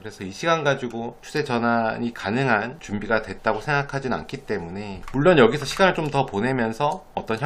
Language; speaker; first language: Korean; native; Korean